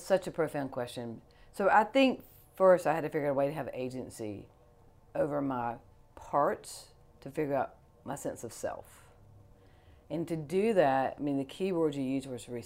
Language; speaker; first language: English; native; English